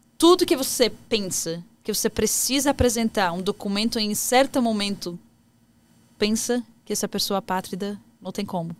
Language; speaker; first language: Portuguese; non-native, fluent; Arabic